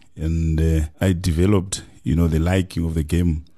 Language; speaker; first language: English; non-native, local second language; Shona